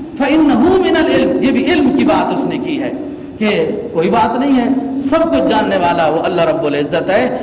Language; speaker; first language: Urdu; native; Urdu